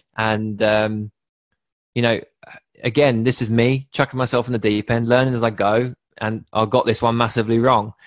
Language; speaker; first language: English; native; English